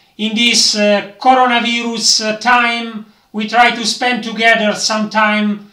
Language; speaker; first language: English; non-native, learner; Italian